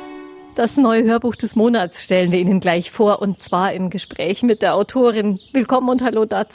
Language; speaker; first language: German; native; German